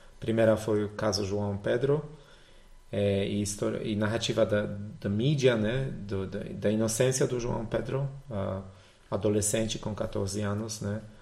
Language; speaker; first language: Portuguese; non-native, fluent; Polish